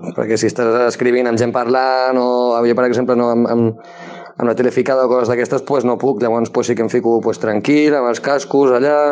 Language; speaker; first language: Catalan; non-native, local second language; Spanish